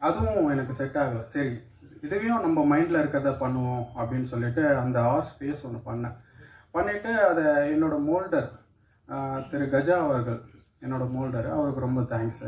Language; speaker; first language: Tamil; native; Tamil